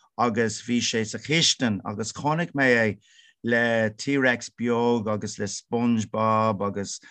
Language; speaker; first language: Irish; non-native, local second language; English